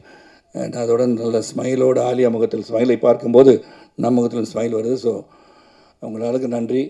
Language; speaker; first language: Tamil; native; Tamil